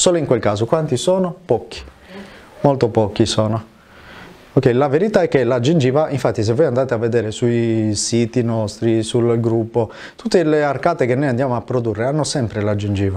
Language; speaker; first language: Italian; native; Italian